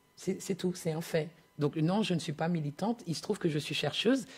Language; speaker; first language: French; native; French